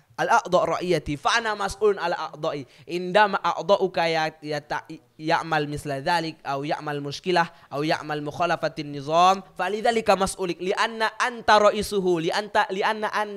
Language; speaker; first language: Arabic; non-native, learner; Indonesian